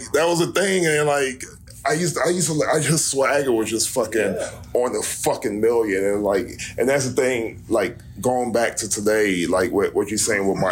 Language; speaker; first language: English; native; English